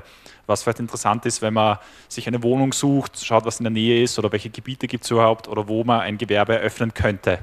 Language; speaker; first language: German; native; German